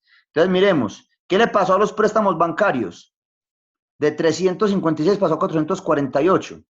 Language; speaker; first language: Spanish; native; Spanish